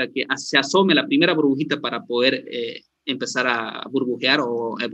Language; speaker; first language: Spanish; native; Spanish